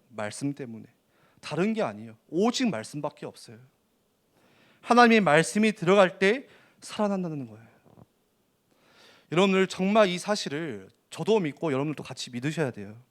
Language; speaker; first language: Korean; native; Korean